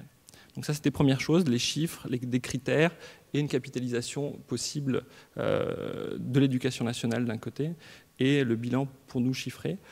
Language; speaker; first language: French; native; French